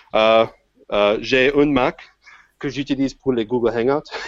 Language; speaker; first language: French; non-native, fluent; English